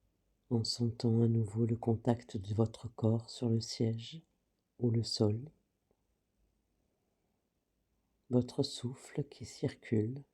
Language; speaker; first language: French; native; French